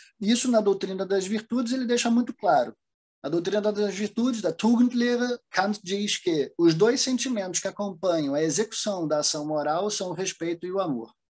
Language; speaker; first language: Portuguese; early bilingual, other home language; German